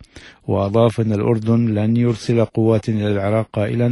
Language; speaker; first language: Arabic; native; Arabic